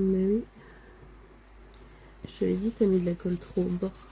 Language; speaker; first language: French; native; French